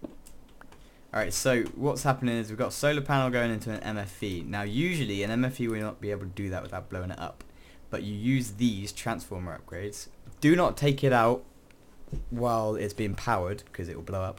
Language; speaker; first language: English; native; English